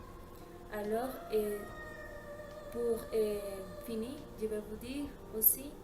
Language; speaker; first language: French; non-native, learner; Spanish